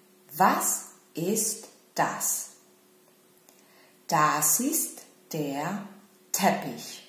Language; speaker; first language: German; non-native, fluent; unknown